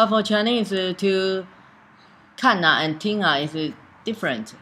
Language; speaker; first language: English; non-native, learner; Chinese